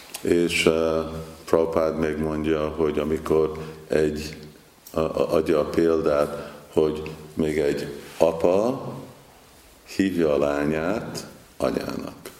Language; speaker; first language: Hungarian; non-native, fluent; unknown